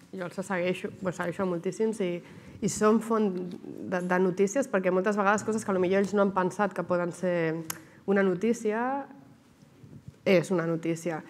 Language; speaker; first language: Catalan; native; Catalan